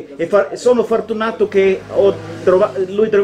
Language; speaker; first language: Italian; non-native, learner; German